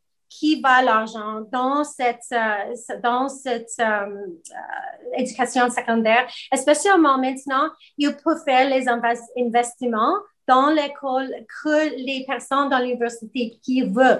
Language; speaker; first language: French; non-native, learner; English